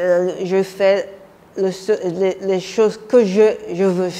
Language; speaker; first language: French; non-native, learner; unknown